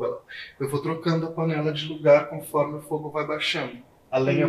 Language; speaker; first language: Portuguese; native; Portuguese